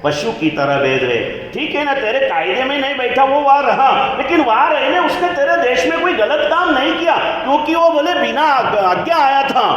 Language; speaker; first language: Hindi; non-native, local second language; Gujarati